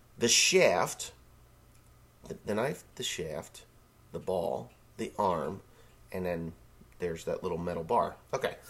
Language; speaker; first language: English; native; English